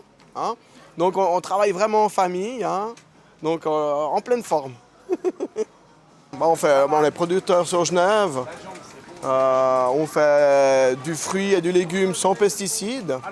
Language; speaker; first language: French; native; French